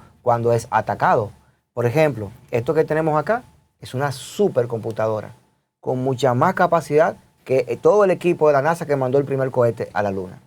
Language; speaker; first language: Spanish; native; Spanish